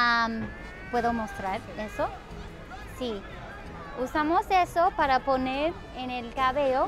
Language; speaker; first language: Spanish; non-native, fluent; English